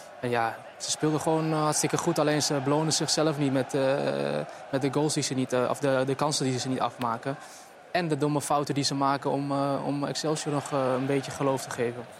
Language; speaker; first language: Dutch; early bilingual, other home language; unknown